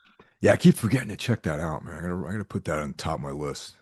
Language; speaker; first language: English; native; English